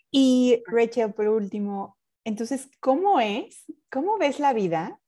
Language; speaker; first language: Spanish; native; Spanish